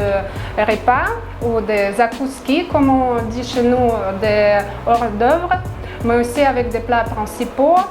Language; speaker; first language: French; non-native, fluent; Russian